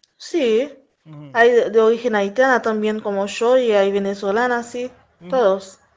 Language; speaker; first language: Spanish; non-native, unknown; Haitian Creole